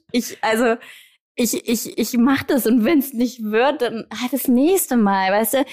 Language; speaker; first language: German; early bilingual, other home language; Greek